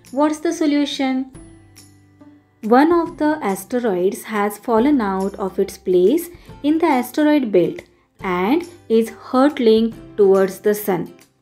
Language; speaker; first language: English; non-native, local second language; Marathi